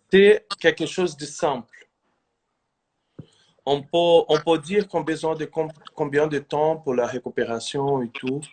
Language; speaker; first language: French; non-native, fluent; Portuguese